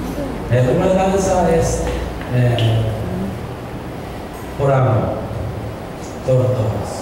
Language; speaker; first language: Spanish; non-native, learner; Korean